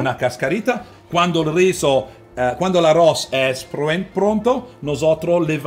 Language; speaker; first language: Spanish; non-native, learner; Italian